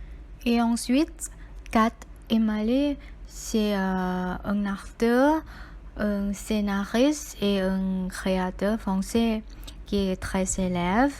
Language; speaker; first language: French; non-native, learner; Thai